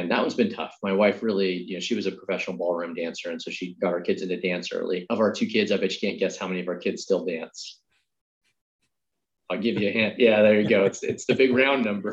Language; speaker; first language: English; native; English